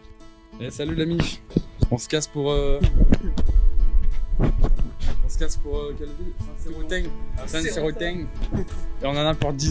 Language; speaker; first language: French; native; French